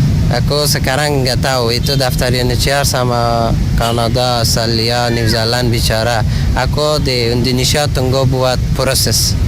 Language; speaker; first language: Indonesian; non-native, learner; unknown